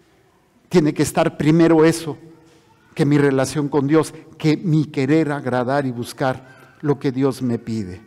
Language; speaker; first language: Spanish; native; Spanish